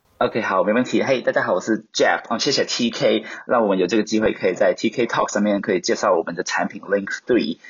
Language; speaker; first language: Chinese; non-native, local second language; Cantonese